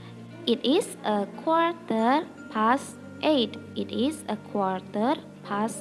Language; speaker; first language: English; non-native, fluent; Indonesian